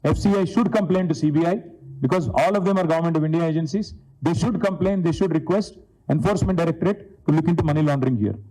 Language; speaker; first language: English; non-native, local second language; Telugu